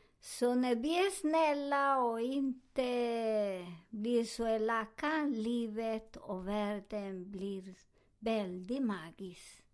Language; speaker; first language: Swedish; non-native, learner; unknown